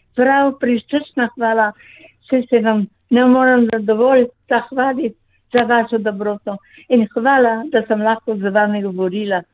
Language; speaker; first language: Slovenian; native; Slovenian